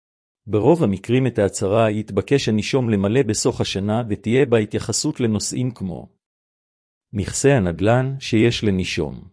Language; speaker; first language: Hebrew; native; Hebrew